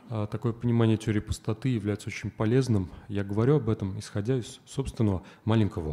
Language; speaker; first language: Russian; native; Russian